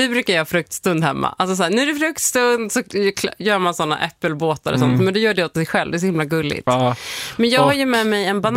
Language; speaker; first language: Swedish; native; Swedish